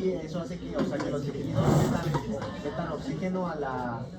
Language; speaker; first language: Spanish; native; Spanish